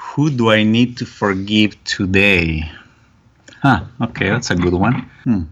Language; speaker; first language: English; non-native, fluent; Spanish